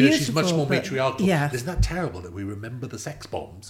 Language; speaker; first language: English; native; English